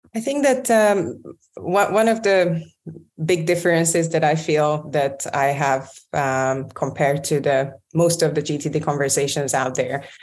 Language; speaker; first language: English; non-native, fluent; Hungarian